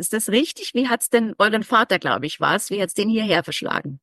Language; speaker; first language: German; native; German